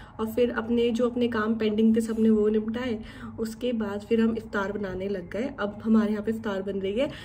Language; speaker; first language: Hindi; native; Hindi